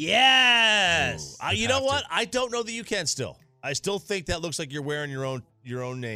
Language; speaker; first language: English; native; English